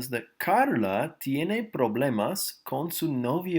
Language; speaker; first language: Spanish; non-native, fluent; English